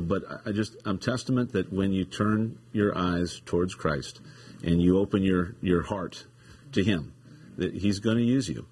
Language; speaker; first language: English; native; English